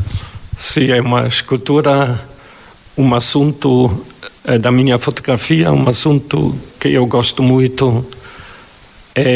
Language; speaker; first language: Portuguese; non-native, fluent; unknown